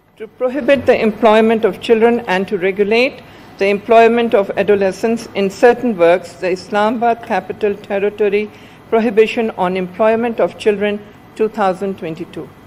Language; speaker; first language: English; non-native, local second language; Urdu